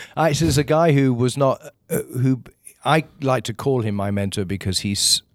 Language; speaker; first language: English; native; English